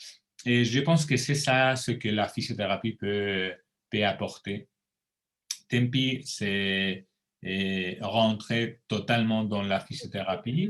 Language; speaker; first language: French; non-native, fluent; Spanish